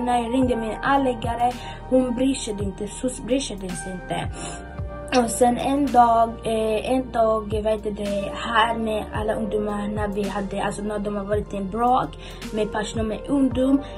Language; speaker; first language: Swedish; early bilingual, other home language; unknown